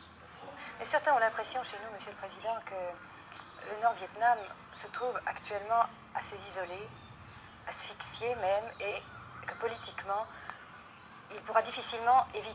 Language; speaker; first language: French; native; French